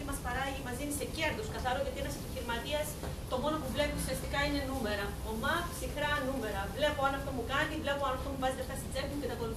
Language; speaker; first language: Greek; native; Greek